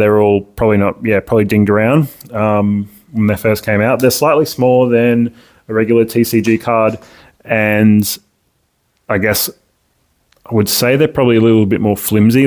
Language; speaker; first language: English; native; English